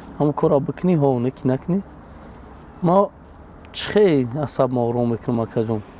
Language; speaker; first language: Tajik; native; Tajik